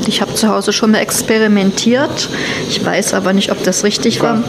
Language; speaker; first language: German; native; German